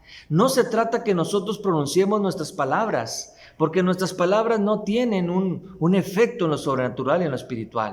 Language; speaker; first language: Spanish; native; Spanish